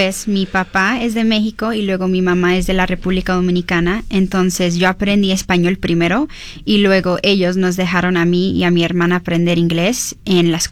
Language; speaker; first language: Spanish; early bilingual, heritage; Spanish